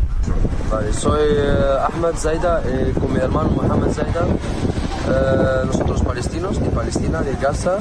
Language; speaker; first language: Spanish; non-native, learner; Arabic